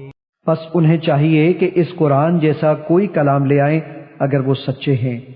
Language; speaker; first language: Urdu; native; Urdu